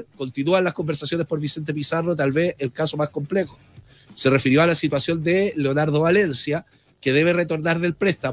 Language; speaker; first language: Spanish; native; Spanish